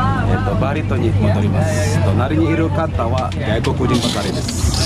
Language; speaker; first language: Japanese; non-native, fluent; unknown